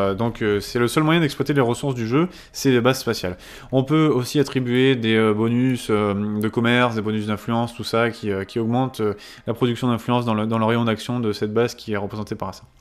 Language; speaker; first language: French; native; French